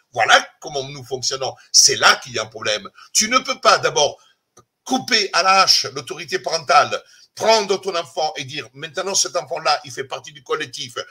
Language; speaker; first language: French; non-native, fluent; Italian